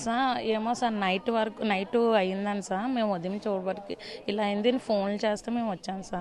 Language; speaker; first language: Telugu; native; Telugu